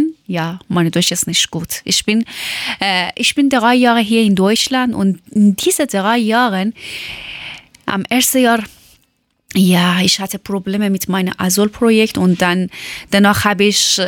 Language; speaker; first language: German; non-native, learner; Persian